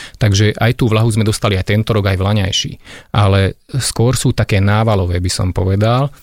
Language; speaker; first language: Slovak; non-native, local second language; Hungarian